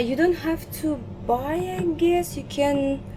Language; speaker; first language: English; non-native, learner; Russian